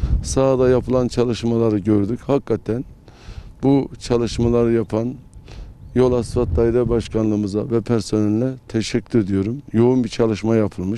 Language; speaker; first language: Turkish; native; Turkish